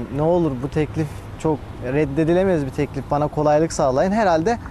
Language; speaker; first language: Turkish; native; Turkish